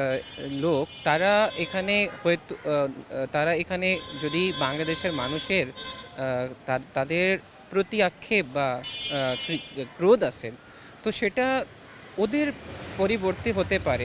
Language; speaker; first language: Bangla; non-native, fluent; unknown